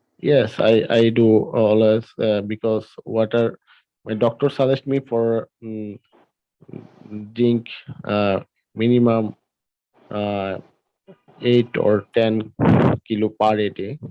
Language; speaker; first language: English; non-native, learner; Bangla